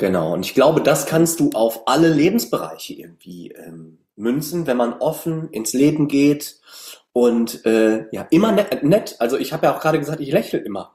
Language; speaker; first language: German; native; German